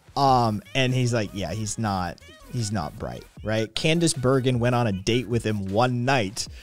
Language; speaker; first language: English; native; English